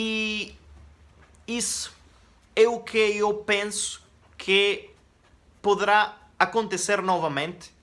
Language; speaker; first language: Portuguese; non-native, fluent; Spanish